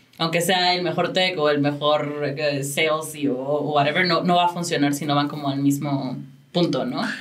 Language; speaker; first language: Spanish; native; Spanish